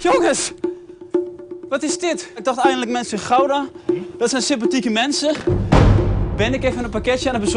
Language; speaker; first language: Dutch; native; Dutch